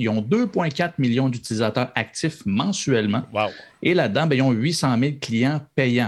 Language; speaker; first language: French; native; French